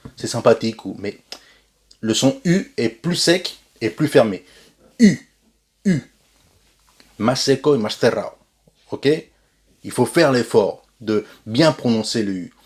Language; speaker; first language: French; native; French